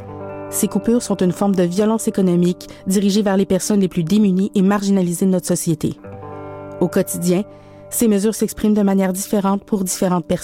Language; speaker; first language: French; native; French